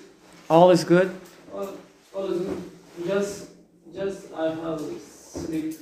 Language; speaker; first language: English; non-native, learner; Turkmen